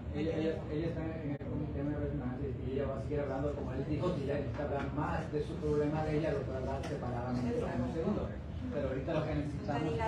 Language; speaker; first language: Spanish; native; Spanish